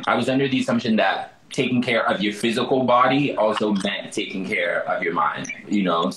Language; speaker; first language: English; early bilingual, other home language; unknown